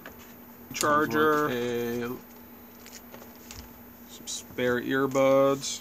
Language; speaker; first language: English; native; English